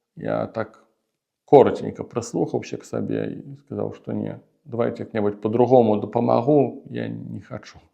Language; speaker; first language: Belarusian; non-native, local second language; Russian